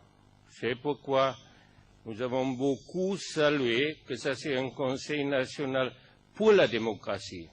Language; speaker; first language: French; non-native, fluent; German